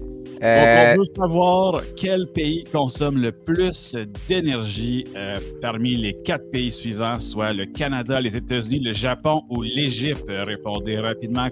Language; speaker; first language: French; native; French